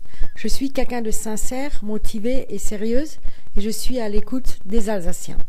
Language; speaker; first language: French; native; French